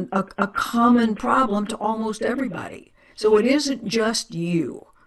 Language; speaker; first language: English; native; English